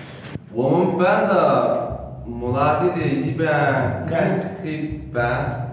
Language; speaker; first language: Chinese; non-native, learner; Uyghur